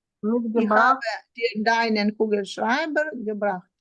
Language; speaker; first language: German; non-native, learner; Ukrainian